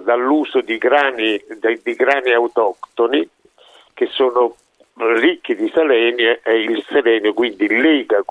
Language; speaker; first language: Italian; native; Italian